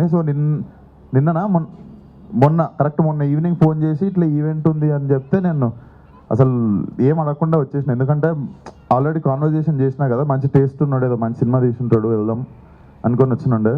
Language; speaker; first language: Telugu; native; Telugu